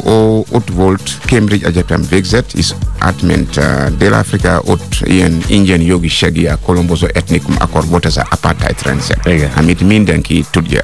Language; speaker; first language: Hungarian; non-native, fluent; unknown